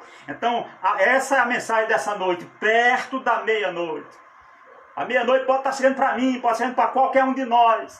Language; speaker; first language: Portuguese; native; Portuguese